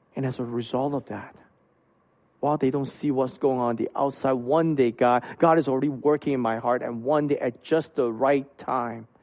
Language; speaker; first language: English; non-native, local second language; Cantonese